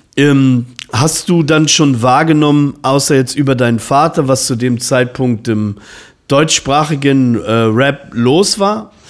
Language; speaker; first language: German; native; German